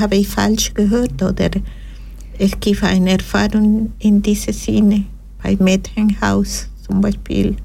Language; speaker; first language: German; non-native, fluent; Spanish